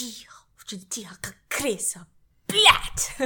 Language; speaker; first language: Russian; non-native, learner; English